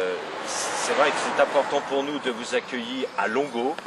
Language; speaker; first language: French; native; French